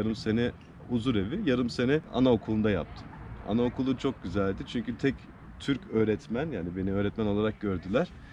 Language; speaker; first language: Turkish; early bilingual, heritage; Turkish